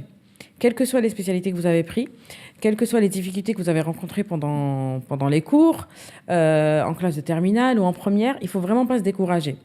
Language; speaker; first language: French; native; French